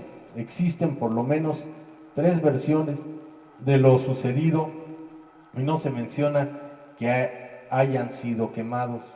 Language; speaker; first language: Spanish; native; Spanish